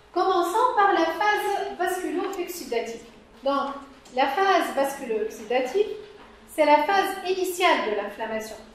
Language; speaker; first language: French; non-native, local second language; Arabic